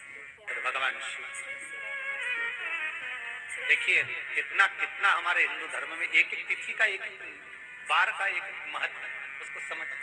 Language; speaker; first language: Hindi; native; Hindi